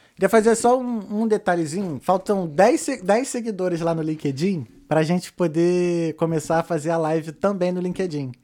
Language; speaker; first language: Portuguese; native; Portuguese